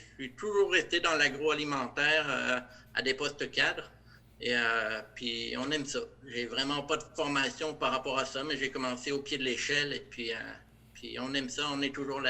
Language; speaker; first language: French; native; French